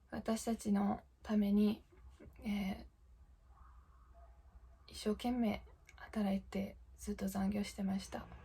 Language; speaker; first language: Japanese; non-native, fluent; English